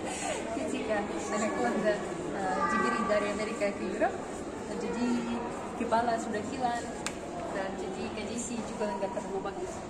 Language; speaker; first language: Indonesian; non-native, fluent; Russian